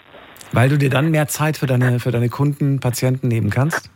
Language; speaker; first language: German; native; German